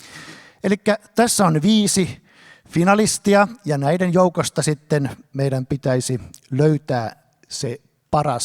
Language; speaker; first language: Finnish; native; Finnish